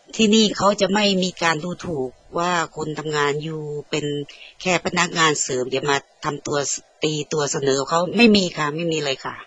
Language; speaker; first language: Thai; native; Thai